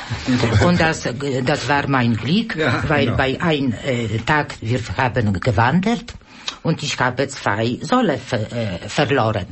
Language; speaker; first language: German; non-native, learner; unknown